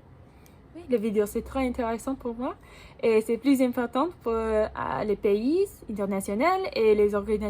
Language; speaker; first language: French; non-native, learner; English